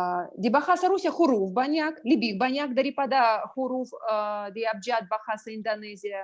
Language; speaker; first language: Indonesian; non-native, learner; Russian